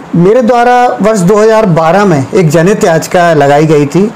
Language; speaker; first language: Hindi; native; Hindi